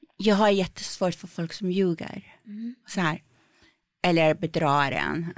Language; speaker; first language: Swedish; non-native, fluent; Persian